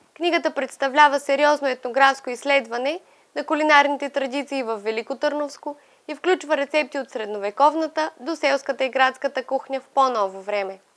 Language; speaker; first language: Bulgarian; native; Bulgarian